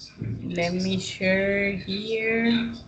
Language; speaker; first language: English; non-native, fluent; Spanish